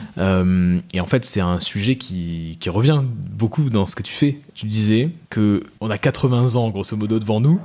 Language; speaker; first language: French; native; French